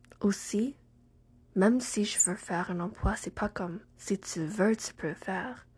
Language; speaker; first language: French; non-native, learner; English